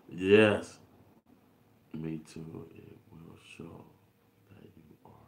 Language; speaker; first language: English; native; English